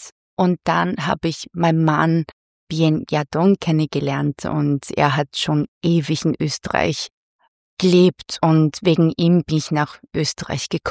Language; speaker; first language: German; non-native, fluent; Chinese